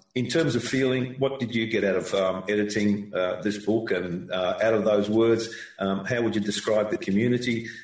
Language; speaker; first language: English; early bilingual, other home language; Ukrainian